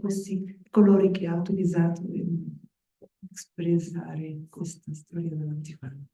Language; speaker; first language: Italian; non-native, fluent; Spanish